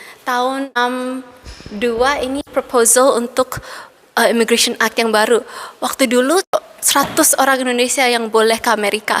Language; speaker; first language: Indonesian; early bilingual, heritage; Indonesian